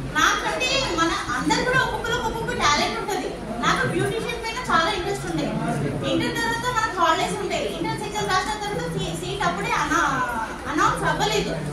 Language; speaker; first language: Telugu; non-native, local second language; Hindi